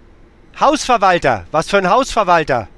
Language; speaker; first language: German; native; German